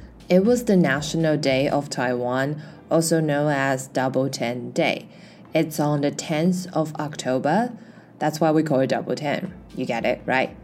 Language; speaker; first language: English; non-native, fluent; Chinese